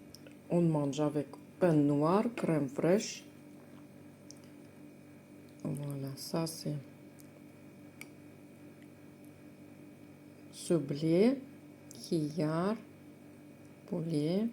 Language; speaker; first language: French; non-native, fluent; Russian